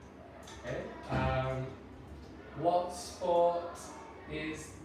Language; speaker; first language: English; native; English